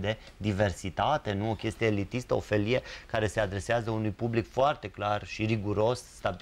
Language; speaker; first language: Romanian; native; Romanian